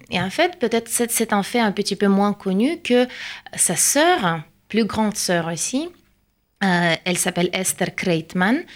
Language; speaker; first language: French; non-native, fluent; Russian